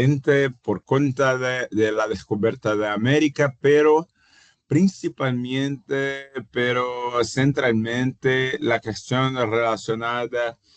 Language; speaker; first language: Spanish; non-native, fluent; Portuguese